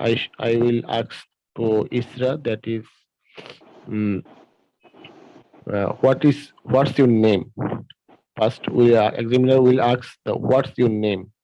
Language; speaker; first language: English; non-native, learner; Bangla